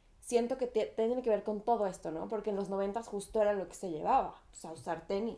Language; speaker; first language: Spanish; native; Spanish